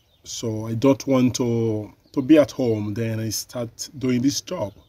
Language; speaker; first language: English; non-native, learner; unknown